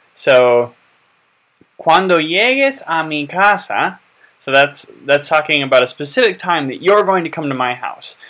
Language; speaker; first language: English; native; English